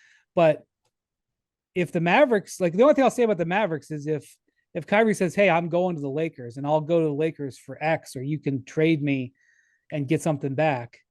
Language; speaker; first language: English; native; English